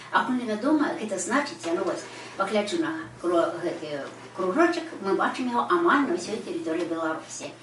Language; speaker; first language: Belarusian; native; Belarusian